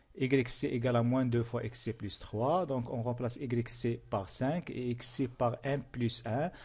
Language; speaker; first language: French; non-native, local second language; Arabic